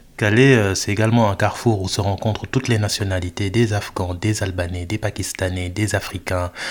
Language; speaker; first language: French; non-native, local second language; Wolof